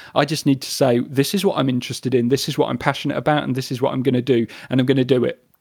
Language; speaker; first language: English; native; English